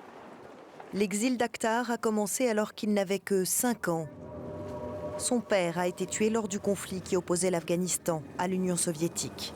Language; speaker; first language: French; native; French